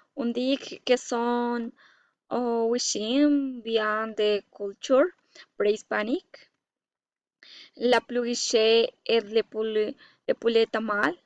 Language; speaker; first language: French; non-native, learner; Spanish